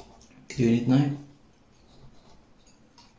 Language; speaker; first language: English; non-native, learner; Filipino